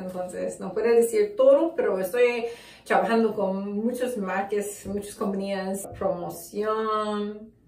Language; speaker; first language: Spanish; non-native, learner; English